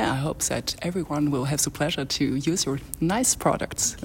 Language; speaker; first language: English; non-native, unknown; French